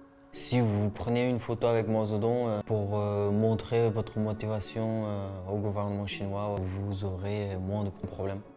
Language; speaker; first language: French; non-native, fluent; Uyghur